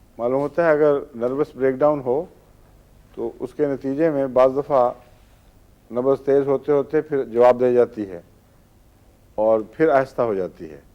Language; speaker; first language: Urdu; native; Urdu